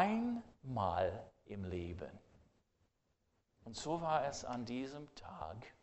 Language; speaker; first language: German; non-native, fluent; English